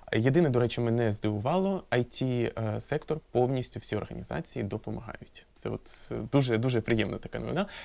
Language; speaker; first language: Ukrainian; native; Ukrainian